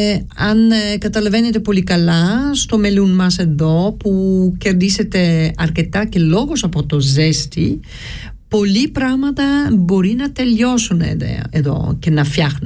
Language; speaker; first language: Greek; early bilingual, heritage; Greek